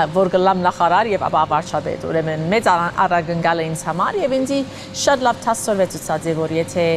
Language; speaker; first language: Armenian; early bilingual, heritage; Armenian